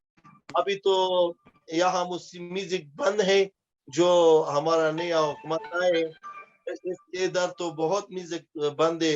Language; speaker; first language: Hindi; non-native, fluent; Pashto